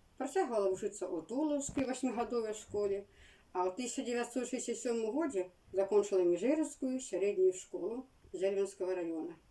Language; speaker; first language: Belarusian; native; Belarusian